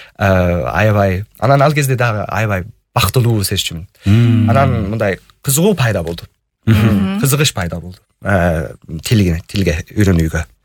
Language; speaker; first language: Kyrgyz; non-native, fluent; English